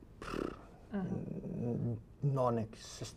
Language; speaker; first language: English; non-native, fluent; Samoan